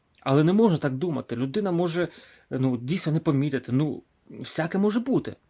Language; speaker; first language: Ukrainian; non-native, local second language; Russian